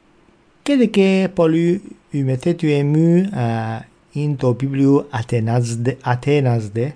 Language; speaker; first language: Greek; non-native, fluent; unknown